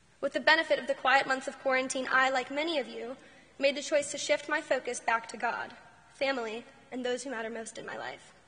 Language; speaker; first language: English; native; English